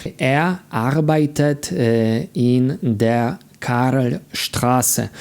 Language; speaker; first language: German; non-native, fluent; Polish